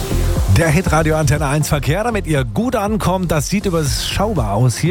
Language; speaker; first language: German; native; German